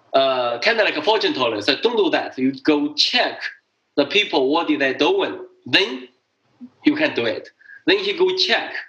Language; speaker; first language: English; non-native, learner; Chinese